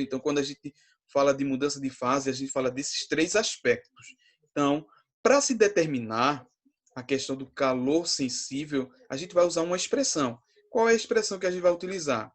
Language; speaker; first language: Portuguese; native; Portuguese